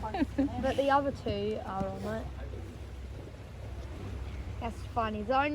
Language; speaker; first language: English; native; English